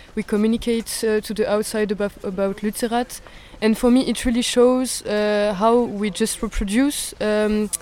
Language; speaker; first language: English; non-native, fluent; French